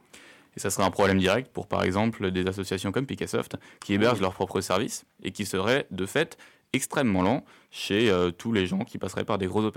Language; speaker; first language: French; native; French